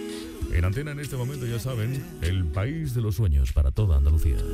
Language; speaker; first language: Spanish; native; Spanish